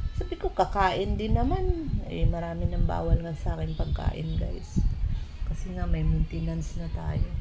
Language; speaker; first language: Filipino; non-native, local second language; Cebuano